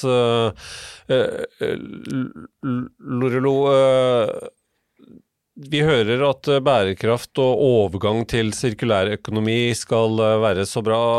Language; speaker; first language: Norwegian; native; Norwegian